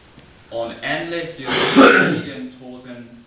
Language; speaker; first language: German; non-native, learner; English